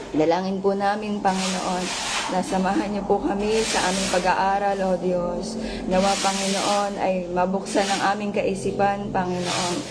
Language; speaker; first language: Filipino; native; Filipino